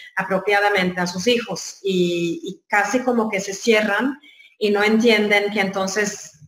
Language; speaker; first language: Spanish; non-native, fluent; Swedish